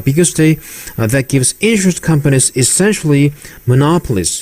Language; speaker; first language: English; non-native, fluent; Korean